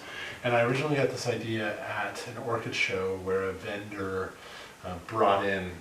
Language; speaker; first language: English; native; English